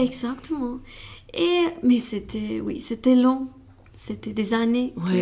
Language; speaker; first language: French; non-native, learner; Romanian